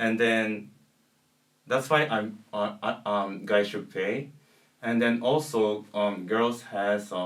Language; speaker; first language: English; non-native, learner; Japanese